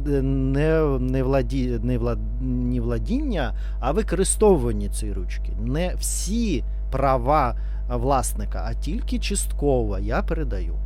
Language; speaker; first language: Ukrainian; non-native, learner; Russian